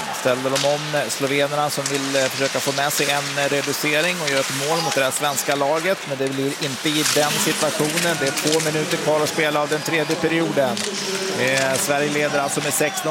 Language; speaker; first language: Swedish; native; Swedish